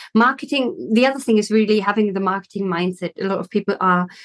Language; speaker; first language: English; non-native, fluent; German